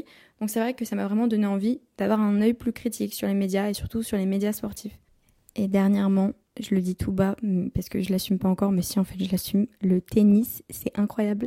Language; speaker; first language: French; native; French